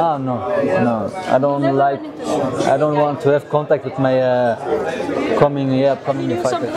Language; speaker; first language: English; non-native, learner; Armenian